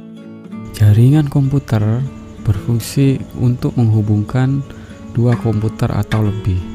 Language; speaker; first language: Indonesian; native; Indonesian